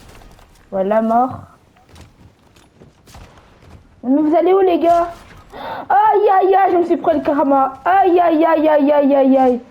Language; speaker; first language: French; native; French